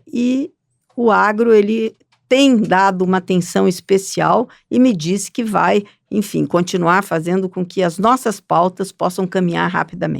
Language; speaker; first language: Portuguese; native; Portuguese